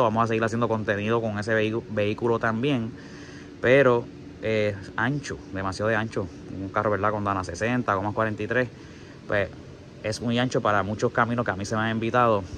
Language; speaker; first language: Spanish; native; Spanish